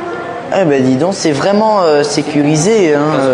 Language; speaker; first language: French; native; French